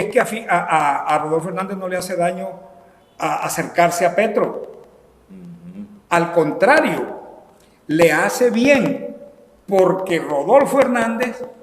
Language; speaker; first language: Spanish; native; Spanish